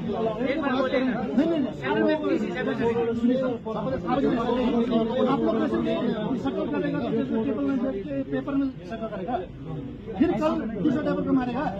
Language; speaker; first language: Hindi; non-native, local second language; Nepali